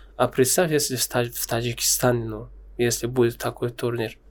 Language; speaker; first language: Russian; non-native, local second language; Tajik